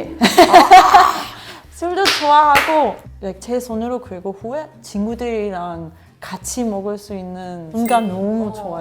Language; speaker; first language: Korean; non-native, learner; German